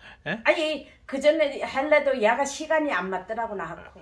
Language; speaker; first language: Korean; native; Korean